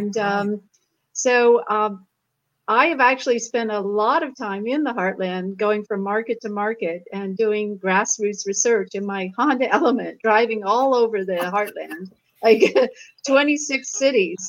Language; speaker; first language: English; native; English